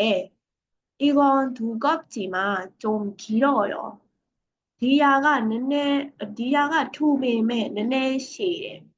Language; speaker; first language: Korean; non-native, fluent; Burmese